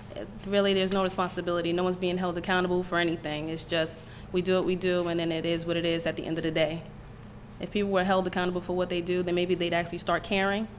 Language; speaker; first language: English; native; English